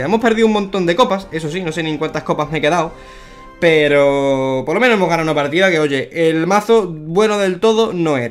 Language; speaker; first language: Spanish; native; Spanish